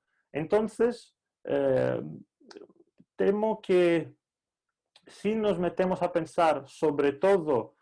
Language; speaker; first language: Spanish; non-native, fluent; Greek